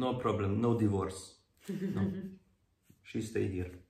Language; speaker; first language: English; non-native, learner; Hungarian